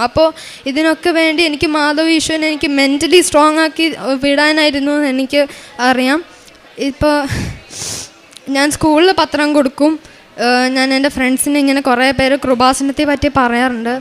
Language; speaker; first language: Malayalam; early bilingual, heritage; Malayalam